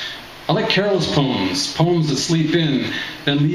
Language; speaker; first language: English; native; English